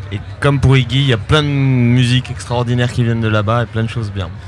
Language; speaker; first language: French; native; French